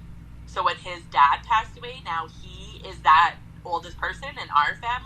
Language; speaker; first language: English; native; English